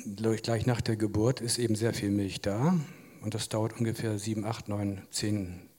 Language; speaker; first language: German; native; German